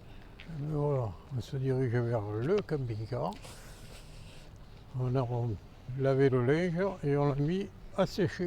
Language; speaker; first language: French; native; French